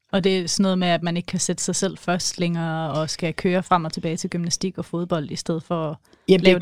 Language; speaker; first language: Danish; native; Danish